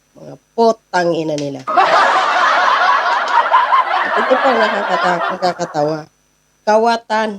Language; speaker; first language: Filipino; non-native, local second language; Cebuano